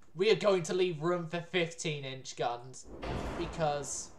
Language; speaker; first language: English; native; English